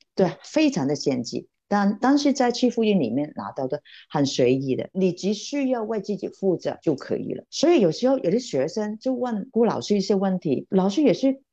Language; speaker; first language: Chinese; non-native, local second language; Cantonese